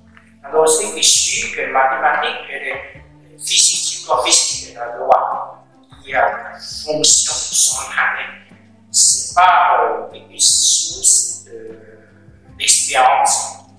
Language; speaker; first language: French; non-native, learner; Chinese